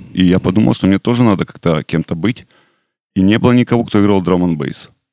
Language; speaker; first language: Russian; native; Russian